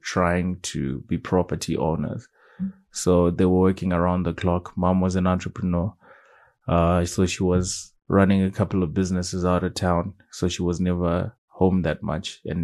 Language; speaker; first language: English; non-native, local second language; Shona